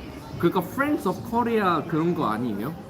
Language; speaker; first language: Korean; non-native, fluent; English